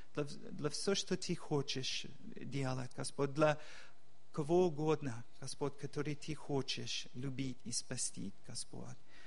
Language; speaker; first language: Russian; non-native, fluent; English